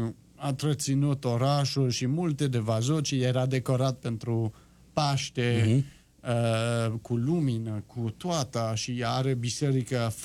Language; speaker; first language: Romanian; non-native, learner; French